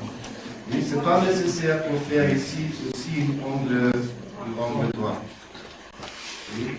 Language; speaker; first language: French; non-native, learner; German